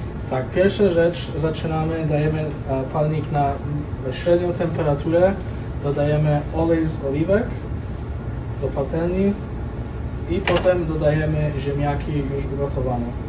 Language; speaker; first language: Polish; early bilingual, heritage; Polish